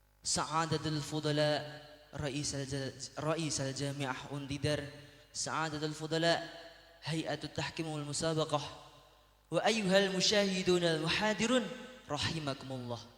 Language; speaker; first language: Arabic; non-native, fluent; Indonesian